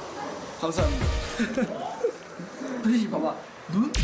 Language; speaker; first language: Korean; non-native, learner; Chinese